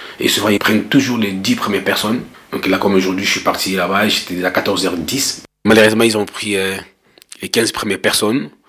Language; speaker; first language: French; non-native, local second language; Lingala